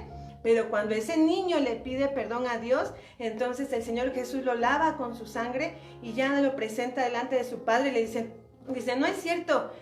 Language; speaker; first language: Spanish; native; Spanish